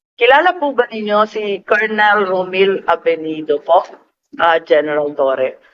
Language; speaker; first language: Filipino; native; Filipino